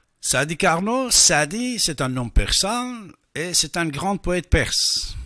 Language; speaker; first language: French; non-native, fluent; Persian